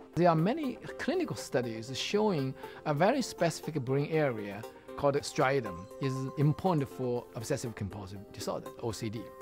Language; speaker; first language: English; non-native, fluent; Chinese